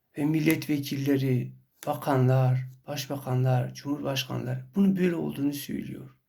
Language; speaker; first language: Turkish; non-native, local second language; Kurdish